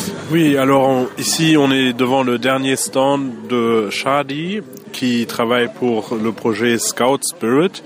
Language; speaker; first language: French; non-native, fluent; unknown